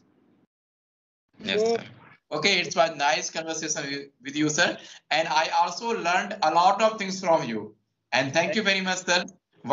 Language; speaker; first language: English; non-native, local second language; Hindi